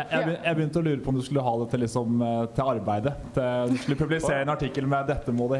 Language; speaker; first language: Norwegian; native; Norwegian